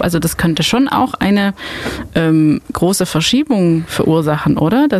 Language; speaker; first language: German; non-native, fluent; Dutch